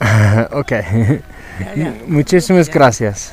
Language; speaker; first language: Spanish; non-native, learner; English